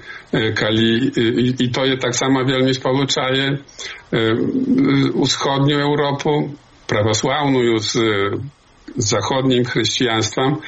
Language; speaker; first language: Polish; non-native, learner; Belarusian